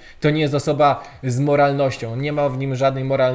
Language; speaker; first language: Polish; native; Polish